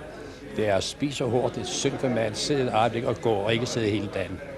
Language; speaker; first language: Danish; native; Danish